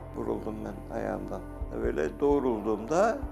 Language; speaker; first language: Turkish; native; Turkish